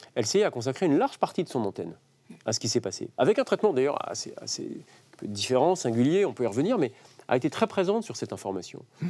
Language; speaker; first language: French; native; French